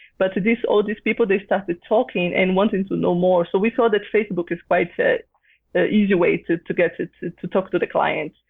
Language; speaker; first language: English; non-native, fluent; Portuguese